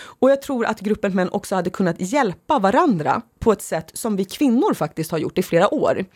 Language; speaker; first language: Swedish; early bilingual, other home language; Finnish